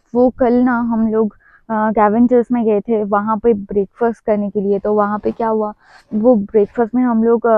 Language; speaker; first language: Hindi; non-native, local second language; Bangla